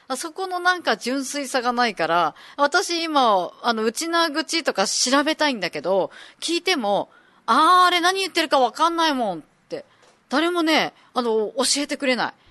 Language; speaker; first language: Japanese; native; Japanese